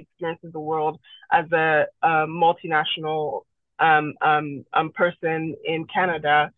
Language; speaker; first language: English; non-native, local second language; Yoruba